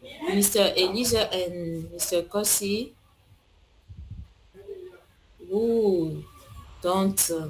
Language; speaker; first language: English; non-native, learner; French